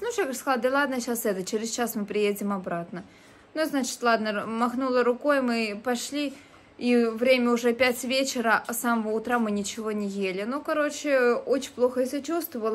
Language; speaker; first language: Russian; native; Russian